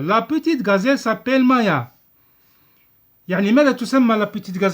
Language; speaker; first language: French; non-native, local second language; Arabic